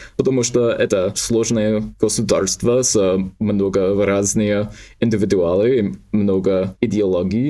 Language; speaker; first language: Russian; non-native, learner; English